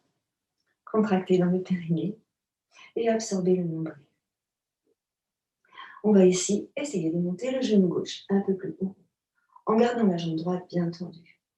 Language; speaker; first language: French; native; French